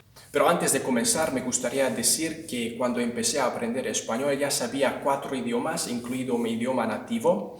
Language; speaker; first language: Spanish; non-native, fluent; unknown